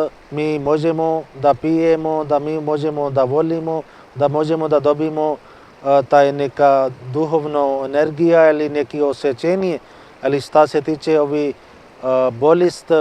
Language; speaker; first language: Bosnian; non-native, learner; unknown